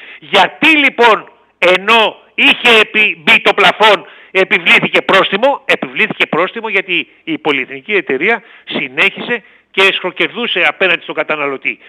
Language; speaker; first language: Greek; native; Greek